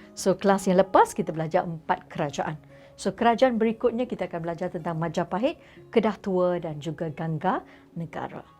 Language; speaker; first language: Malay; non-native, local second language; Tamil